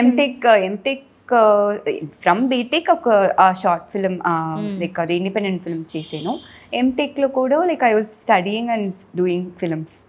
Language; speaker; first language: Telugu; non-native, learner; Tamil